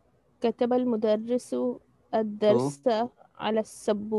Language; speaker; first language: Arabic; non-native, learner; Urdu